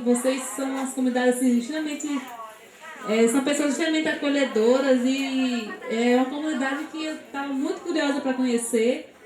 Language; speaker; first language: Portuguese; native; Portuguese